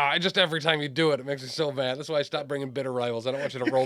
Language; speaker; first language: English; native; English